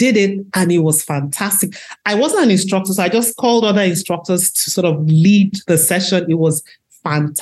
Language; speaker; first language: English; non-native, local second language; Igbo